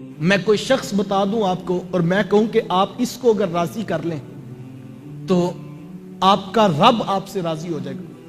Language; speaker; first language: Urdu; non-native, local second language; Punjabi